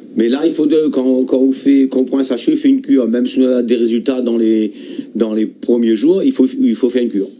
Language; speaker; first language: French; native; French